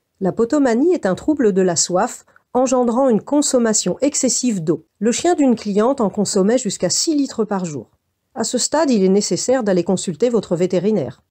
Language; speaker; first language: French; native; French